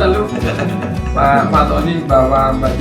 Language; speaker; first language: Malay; non-native, local second language; Javanese